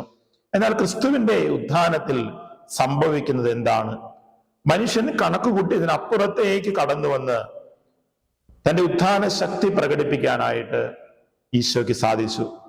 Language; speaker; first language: Malayalam; native; Malayalam